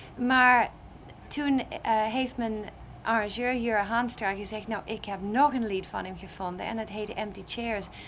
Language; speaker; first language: Dutch; non-native, fluent; English